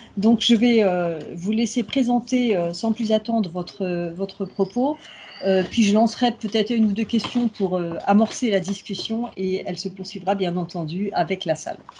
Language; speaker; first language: French; native; French